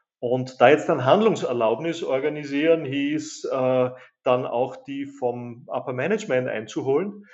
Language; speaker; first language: German; native; German